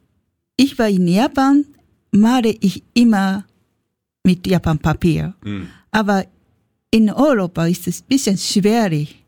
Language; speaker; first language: German; non-native, learner; Japanese